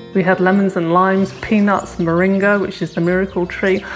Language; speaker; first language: English; native; English